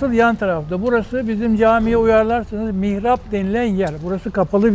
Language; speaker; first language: Turkish; native; Turkish